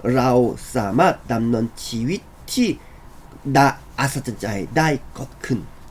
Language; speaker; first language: Thai; non-native, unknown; Korean